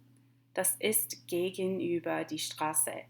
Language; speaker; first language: German; non-native, fluent; English